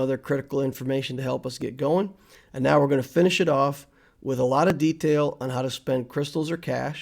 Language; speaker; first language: English; native; English